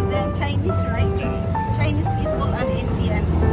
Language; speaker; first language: English; non-native, local second language; Filipino